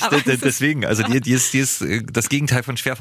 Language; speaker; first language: German; native; German